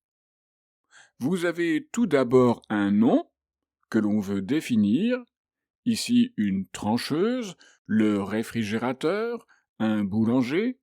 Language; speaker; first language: French; native; French